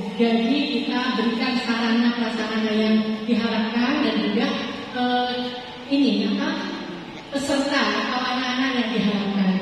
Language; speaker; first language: Indonesian; native; Indonesian